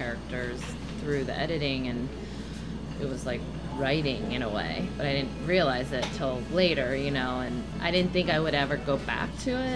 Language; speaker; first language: English; native; English